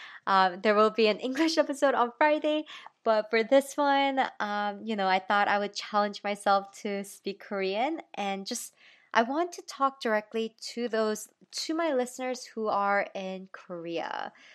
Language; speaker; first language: English; early bilingual, other home language; Korean